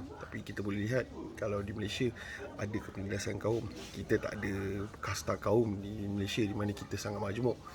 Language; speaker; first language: Malay; native; Malay